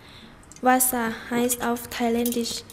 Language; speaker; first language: German; non-native, learner; Thai